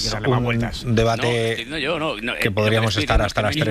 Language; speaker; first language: Spanish; native; Spanish